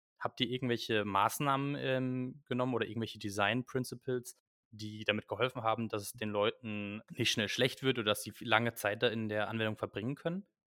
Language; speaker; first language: German; native; German